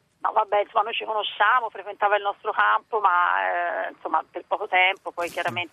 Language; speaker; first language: Italian; native; Italian